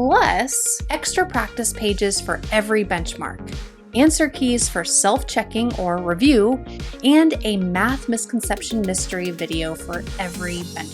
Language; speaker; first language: English; native; English